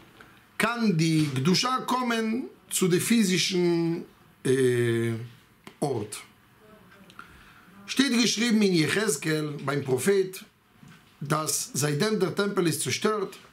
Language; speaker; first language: German; non-native, fluent; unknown